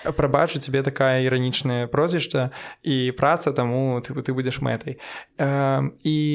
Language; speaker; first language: Belarusian; non-native, local second language; Russian